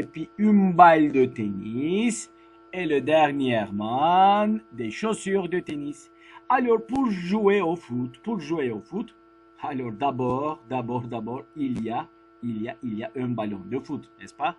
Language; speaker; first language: French; non-native, fluent; Turkish